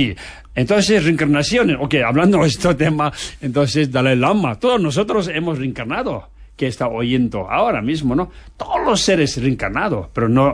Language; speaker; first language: Spanish; non-native, fluent; Tibetan